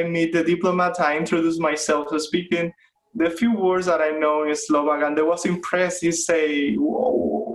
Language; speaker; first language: English; non-native, fluent; Spanish